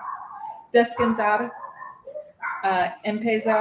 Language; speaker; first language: Spanish; non-native, learner; English